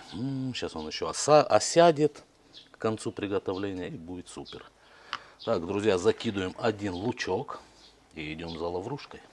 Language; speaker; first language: Russian; native; Russian